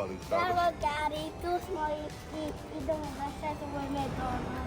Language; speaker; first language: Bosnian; early bilingual, heritage; Croatian